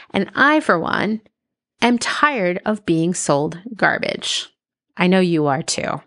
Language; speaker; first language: English; native; English